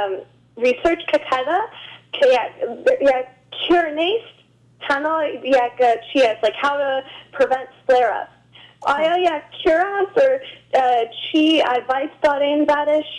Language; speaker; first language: Persian; early bilingual, heritage; Persian